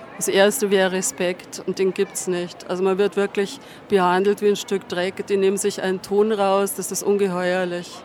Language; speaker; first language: German; native; German